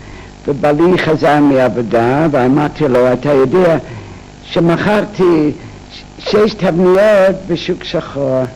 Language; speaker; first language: Hebrew; non-native, fluent; English